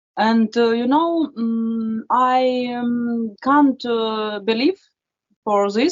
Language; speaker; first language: English; non-native, fluent; Russian